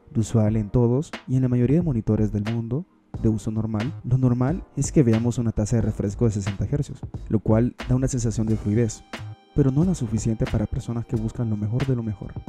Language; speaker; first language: Spanish; native; Spanish